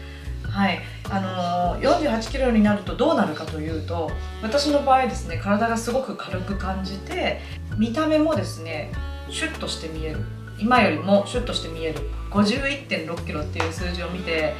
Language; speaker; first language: Japanese; native; Japanese